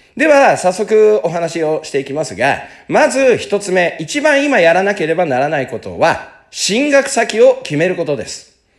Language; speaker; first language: Japanese; native; Japanese